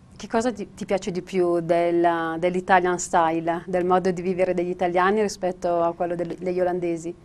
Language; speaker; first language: Italian; native; Italian